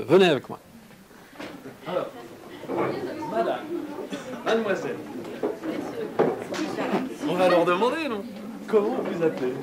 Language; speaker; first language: French; native; French